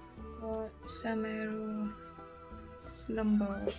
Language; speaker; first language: English; non-native, learner; Vietnamese